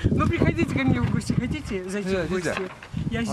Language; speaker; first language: Russian; native; Russian